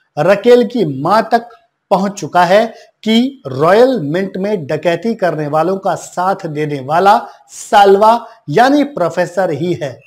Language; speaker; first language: Hindi; native; Hindi